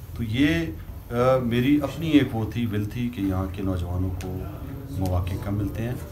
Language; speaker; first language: Urdu; non-native, local second language; Pashto